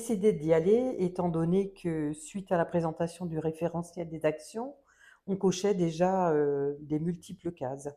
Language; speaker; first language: French; native; French